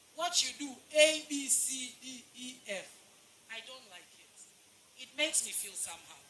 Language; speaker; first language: English; non-native, local second language; Swahili